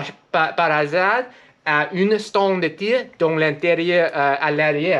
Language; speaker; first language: French; non-native, learner; English